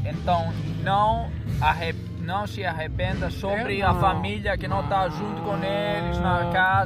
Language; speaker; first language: Portuguese; non-native, fluent; Greek